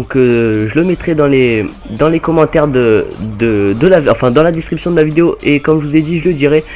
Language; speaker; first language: French; native; French